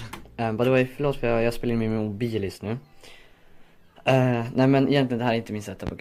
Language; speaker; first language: Swedish; native; Swedish